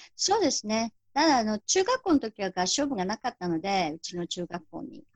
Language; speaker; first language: Japanese; native; Japanese